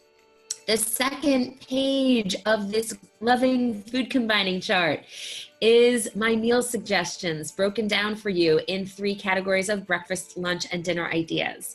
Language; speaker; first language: English; native; English